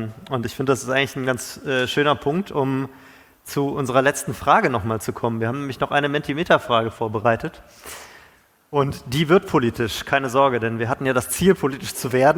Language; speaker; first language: German; native; German